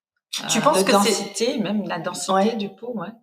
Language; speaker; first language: French; non-native, fluent; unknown